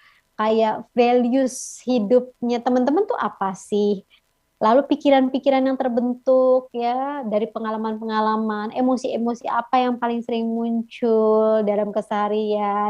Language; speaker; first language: Indonesian; native; Indonesian